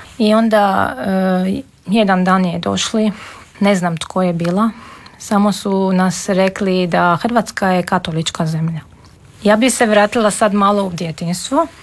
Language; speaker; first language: Serbian; non-native, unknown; Armenian